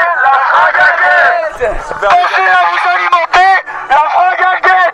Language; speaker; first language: French; native; French